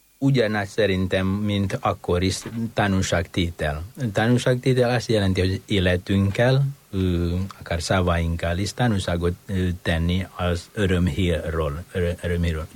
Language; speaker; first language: Hungarian; non-native, fluent; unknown